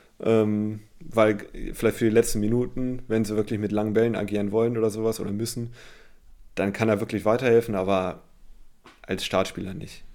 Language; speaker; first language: German; native; German